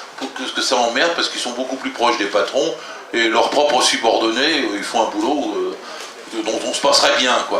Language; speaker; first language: French; native; French